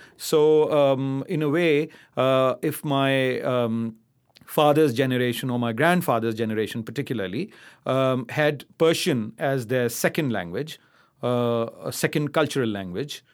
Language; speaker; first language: English; non-native, local second language; Urdu